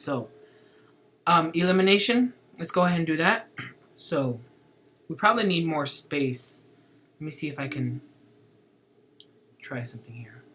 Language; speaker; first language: English; native; English